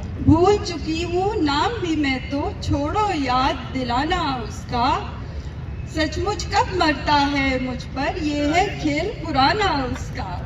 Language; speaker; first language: Urdu; non-native, local second language; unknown